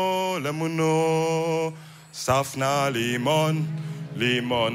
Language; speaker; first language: German; early bilingual, other home language; Wolof